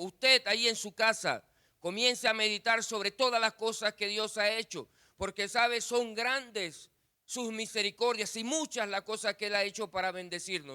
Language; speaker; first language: Spanish; native; Spanish